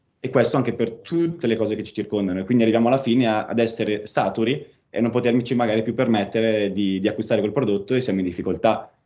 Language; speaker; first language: Italian; native; Italian